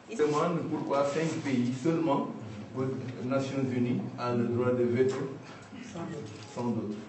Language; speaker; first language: French; non-native, local second language; Wolof